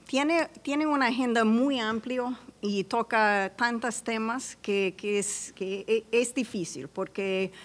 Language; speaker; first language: Spanish; non-native, fluent; English